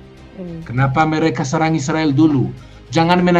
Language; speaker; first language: Indonesian; non-native, fluent; Hebrew